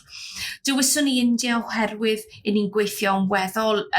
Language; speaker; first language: Welsh; native; Welsh